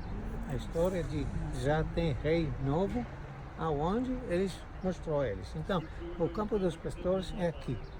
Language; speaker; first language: Portuguese; non-native, fluent; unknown